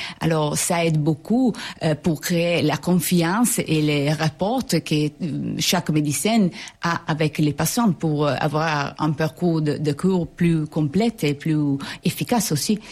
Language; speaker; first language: French; non-native, fluent; Italian